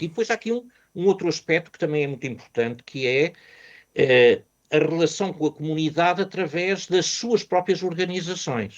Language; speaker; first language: Portuguese; native; Portuguese